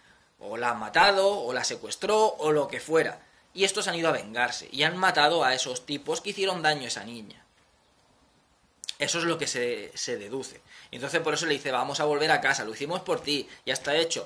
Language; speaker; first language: Spanish; native; Spanish